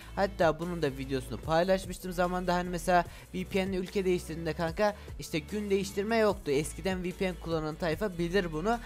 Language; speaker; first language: Turkish; native; Turkish